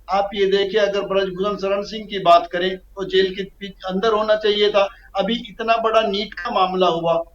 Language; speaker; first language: Hindi; native; Hindi